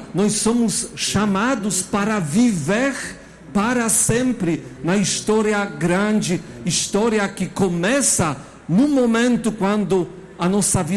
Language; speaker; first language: Portuguese; non-native, fluent; Polish